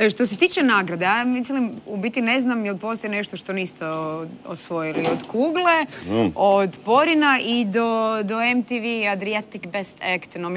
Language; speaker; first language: Bosnian; native; Bosnian